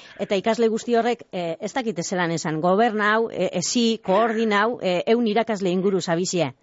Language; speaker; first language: Basque; native; Basque